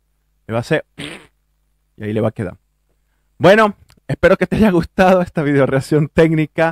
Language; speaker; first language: Spanish; native; Spanish